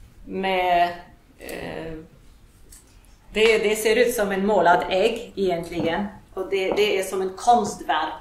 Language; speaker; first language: Swedish; non-native, fluent; Polish